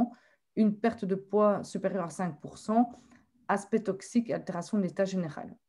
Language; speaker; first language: French; native; French